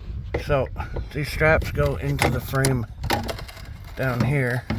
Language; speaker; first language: English; native; English